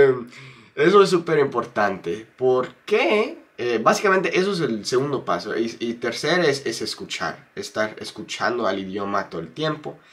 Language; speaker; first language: Spanish; non-native, fluent; English